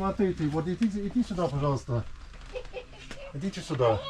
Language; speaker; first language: Russian; non-native, learner; English